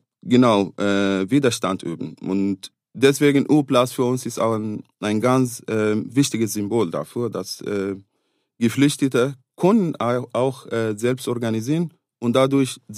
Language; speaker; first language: German; non-native, fluent; Arabic